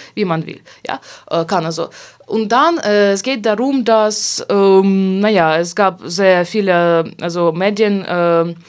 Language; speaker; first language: German; non-native, fluent; Hungarian